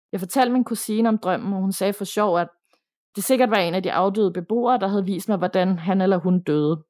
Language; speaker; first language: Danish; native; Danish